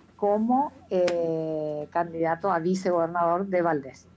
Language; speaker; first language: Spanish; native; Spanish